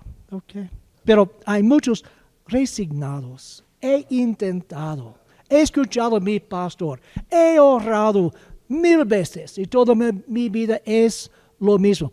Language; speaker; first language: Spanish; non-native, learner; English